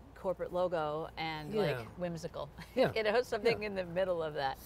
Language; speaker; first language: English; native; English